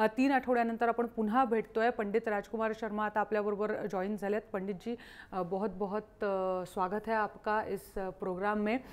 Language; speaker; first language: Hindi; non-native, local second language; Marathi